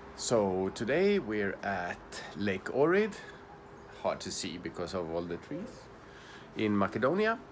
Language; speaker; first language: English; non-native, fluent; Swedish